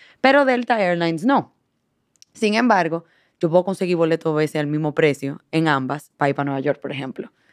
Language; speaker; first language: Spanish; native; Spanish